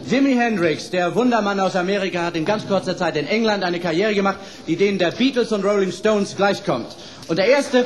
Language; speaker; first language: German; native; German